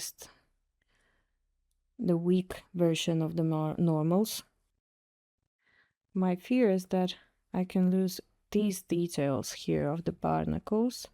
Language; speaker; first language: English; non-native, fluent; Russian